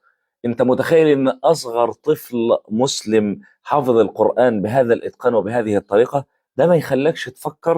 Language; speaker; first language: Arabic; native; Arabic